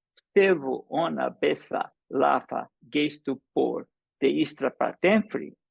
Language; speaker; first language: Portuguese; early bilingual, other home language; English